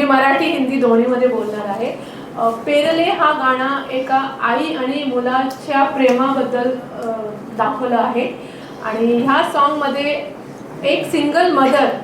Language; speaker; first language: Marathi; non-native, fluent; Punjabi